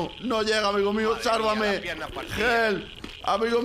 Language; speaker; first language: Spanish; native; Spanish